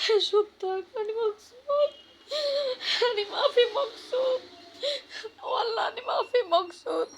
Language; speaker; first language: Arabic; non-native, learner; Bangla